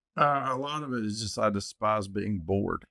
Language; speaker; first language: English; native; English